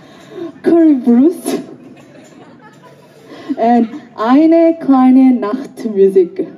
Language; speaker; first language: German; non-native, learner; Korean